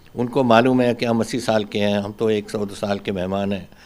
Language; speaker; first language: Hindi; non-native, local second language; Punjabi